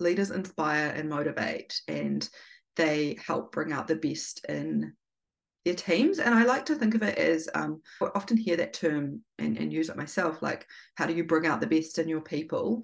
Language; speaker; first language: English; native; English